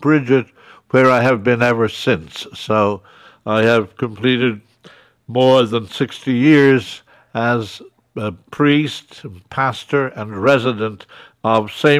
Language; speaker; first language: English; native; English